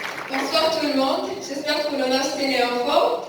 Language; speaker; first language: French; non-native, local second language; Arabic